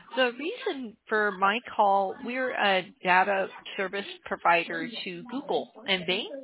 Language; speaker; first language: English; native; English